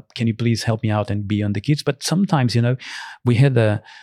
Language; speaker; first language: English; early bilingual, other home language; Portuguese